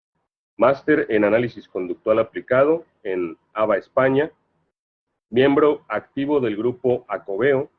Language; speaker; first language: Spanish; native; Spanish